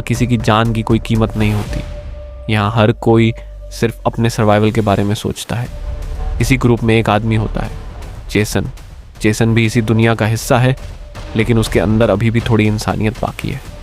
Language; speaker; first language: Hindi; native; Hindi